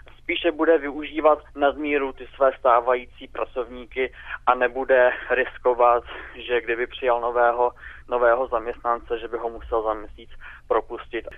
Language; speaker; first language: Czech; native; Czech